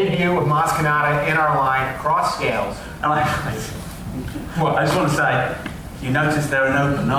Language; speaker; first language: English; native; English